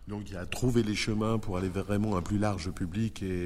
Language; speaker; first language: French; native; French